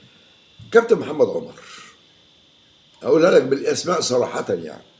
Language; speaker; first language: Arabic; native; Arabic